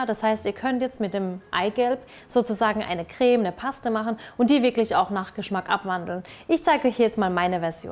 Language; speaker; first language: German; native; German